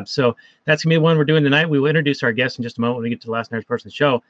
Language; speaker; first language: English; native; English